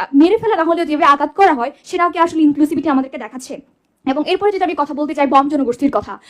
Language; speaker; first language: Bangla; non-native, local second language; Chakma